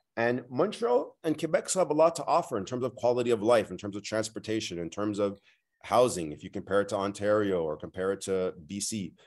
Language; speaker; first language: English; early bilingual, other home language; French